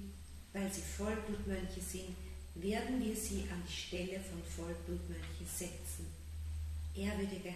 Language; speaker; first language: German; native; German